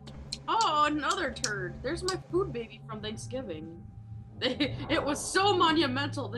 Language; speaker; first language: English; native; English